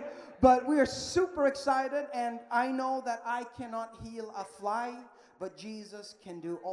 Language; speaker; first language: English; non-native, fluent; Swedish